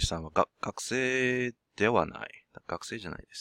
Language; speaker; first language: Japanese; non-native, learner; English